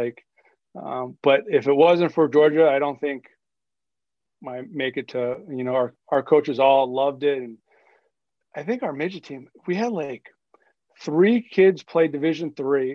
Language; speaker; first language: English; native; English